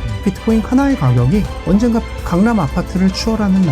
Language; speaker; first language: Korean; native; Korean